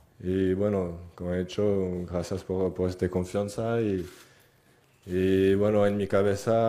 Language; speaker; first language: Spanish; non-native, fluent; French